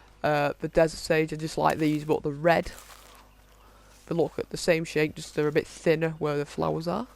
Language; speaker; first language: English; native; English